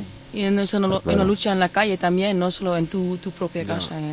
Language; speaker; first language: Spanish; non-native, fluent; Dutch